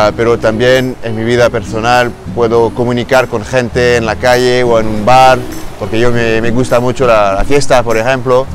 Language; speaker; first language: Spanish; non-native, learner; English